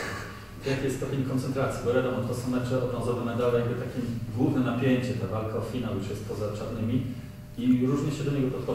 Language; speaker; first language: Polish; native; Polish